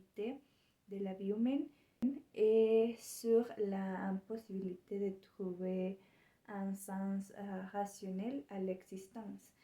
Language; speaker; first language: French; non-native, learner; Spanish